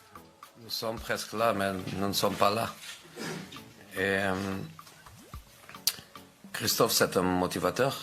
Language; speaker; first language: French; non-native, fluent; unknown